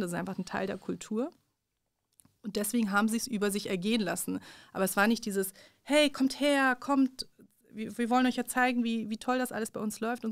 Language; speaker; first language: German; early bilingual, other home language; Persian